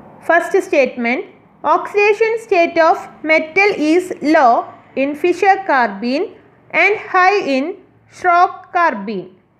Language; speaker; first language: English; non-native, local second language; Malayalam